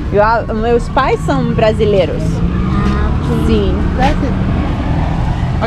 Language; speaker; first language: Portuguese; early bilingual, heritage; Portuguese